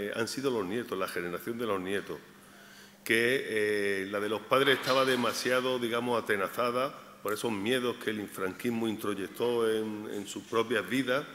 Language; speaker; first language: Spanish; native; Spanish